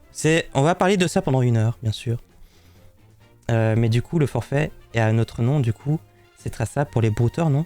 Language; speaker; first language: French; native; French